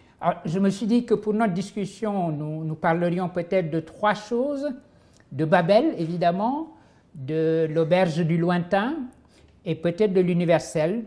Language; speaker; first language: French; non-native, local second language; Wolof